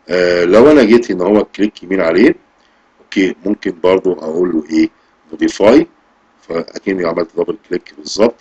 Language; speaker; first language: Arabic; native; Arabic